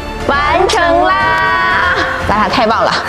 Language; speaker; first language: Chinese; native; Chinese